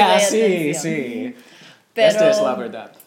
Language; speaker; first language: Spanish; non-native, learner; English